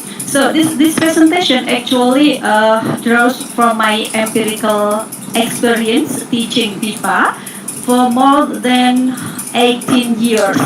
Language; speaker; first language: English; non-native, learner; Indonesian